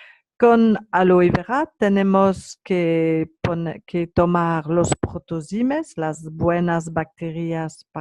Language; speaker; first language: Spanish; non-native, learner; French